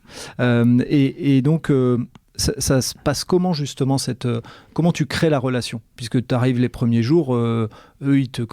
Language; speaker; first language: French; native; French